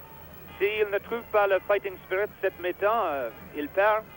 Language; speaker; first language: French; non-native, learner; English